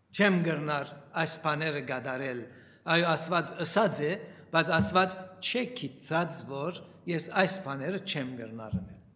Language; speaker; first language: Armenian; early bilingual, heritage; Armenian